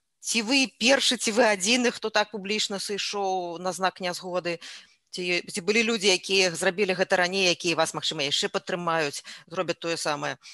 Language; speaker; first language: Belarusian; native; Belarusian